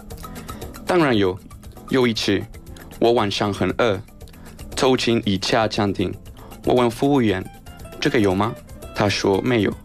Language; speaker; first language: Chinese; non-native, learner; Spanish